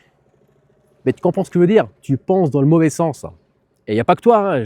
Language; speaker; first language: French; native; French